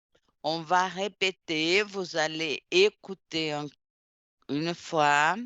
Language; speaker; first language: French; non-native, fluent; Portuguese